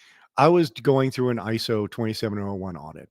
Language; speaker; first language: English; native; English